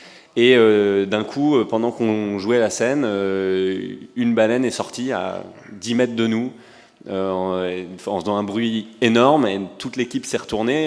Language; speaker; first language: French; native; French